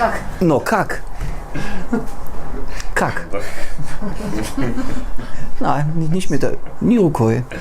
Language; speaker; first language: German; non-native, fluent; Russian